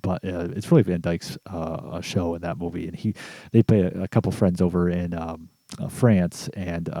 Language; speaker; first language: English; native; English